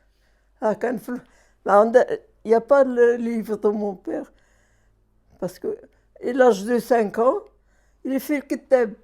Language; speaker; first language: French; non-native, learner; Arabic